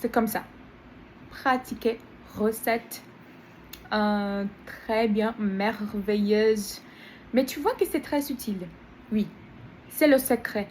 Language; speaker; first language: French; non-native, learner; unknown